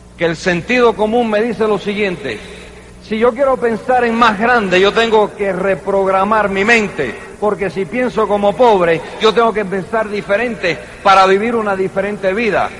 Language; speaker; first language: Spanish; early bilingual, heritage; Spanish